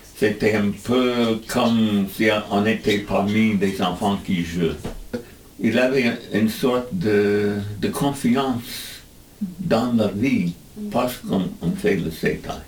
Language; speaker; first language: French; non-native, learner; English